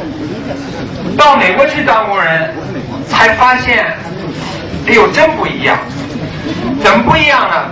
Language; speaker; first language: Chinese; early bilingual, other home language; English